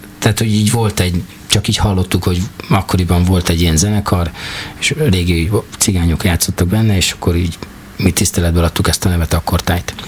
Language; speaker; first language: Hungarian; native; Hungarian